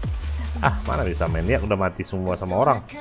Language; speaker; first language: Indonesian; native; Indonesian